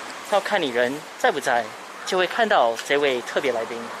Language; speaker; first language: Chinese; early bilingual, heritage; Chinese